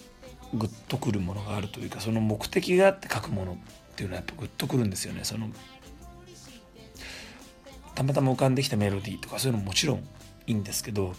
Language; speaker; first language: Japanese; native; Japanese